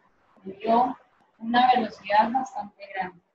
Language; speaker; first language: Spanish; native; Spanish